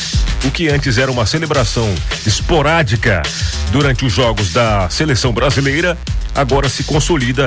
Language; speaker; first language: Portuguese; native; Portuguese